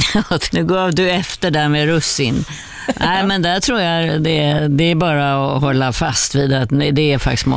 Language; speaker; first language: Swedish; native; Swedish